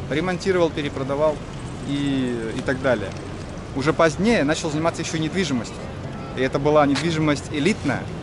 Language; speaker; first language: Russian; native; Russian